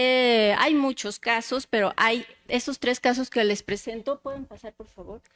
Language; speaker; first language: Spanish; native; Spanish